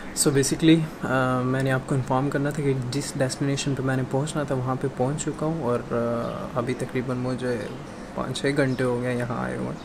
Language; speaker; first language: Urdu; non-native, local second language; Punjabi